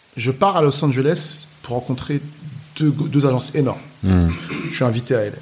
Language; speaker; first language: French; native; French